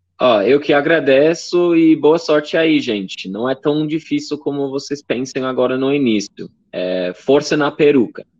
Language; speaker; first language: Portuguese; non-native, fluent; English